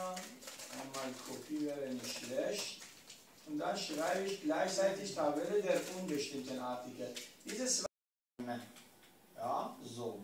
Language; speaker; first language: German; non-native, learner; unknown